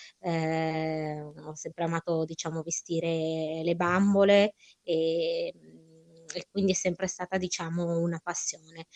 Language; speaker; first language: Italian; early bilingual, other home language; Arabic